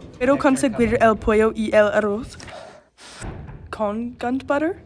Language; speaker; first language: Spanish; non-native, learner; English